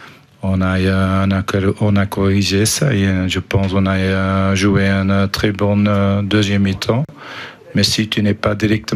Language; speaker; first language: French; non-native, fluent; Dutch